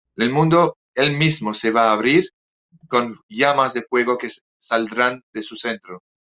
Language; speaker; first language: Spanish; non-native, fluent; French